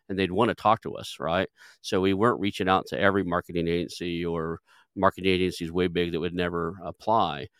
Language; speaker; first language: English; native; English